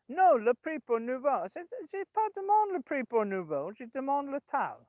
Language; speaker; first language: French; non-native, learner; English